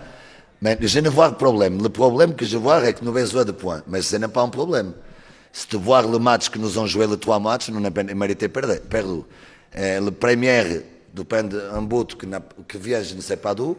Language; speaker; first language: French; non-native, learner; Portuguese